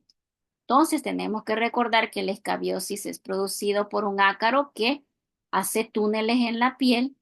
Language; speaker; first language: Spanish; native; Spanish